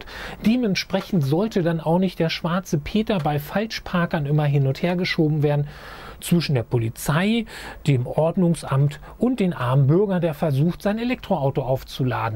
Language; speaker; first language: German; native; German